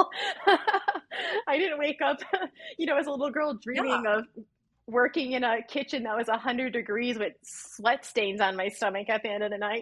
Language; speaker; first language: English; native; English